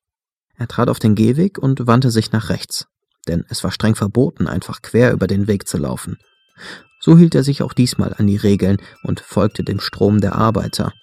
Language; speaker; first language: German; native; German